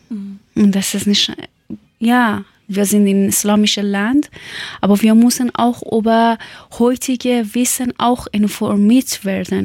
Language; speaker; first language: German; non-native, learner; Persian